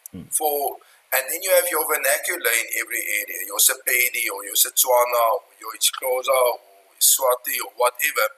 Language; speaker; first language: English; non-native, local second language; Afrikaans